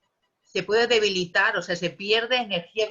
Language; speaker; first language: Spanish; native; Spanish